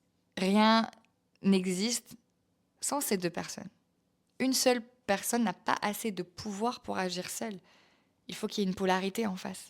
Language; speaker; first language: French; native; French